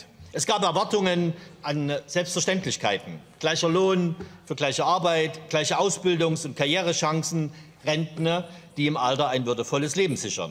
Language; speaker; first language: German; native; German